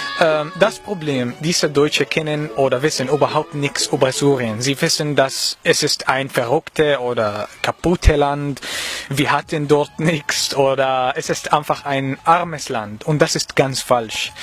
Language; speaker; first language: German; non-native, learner; Arabic